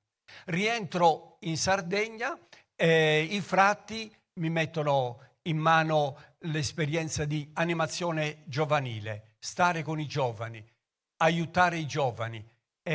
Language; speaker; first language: Italian; native; Italian